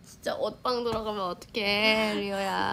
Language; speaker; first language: Korean; non-native, fluent; Thai